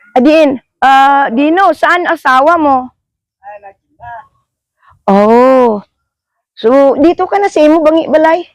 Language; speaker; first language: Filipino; non-native, local second language; Hiligaynon